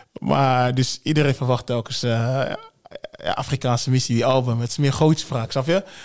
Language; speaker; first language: Dutch; early bilingual, other home language; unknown